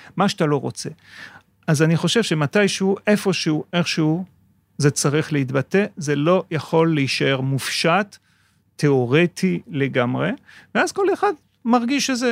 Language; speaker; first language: Hebrew; non-native, fluent; French